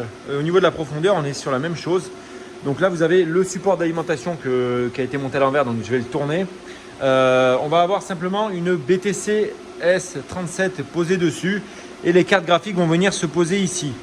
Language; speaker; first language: French; native; French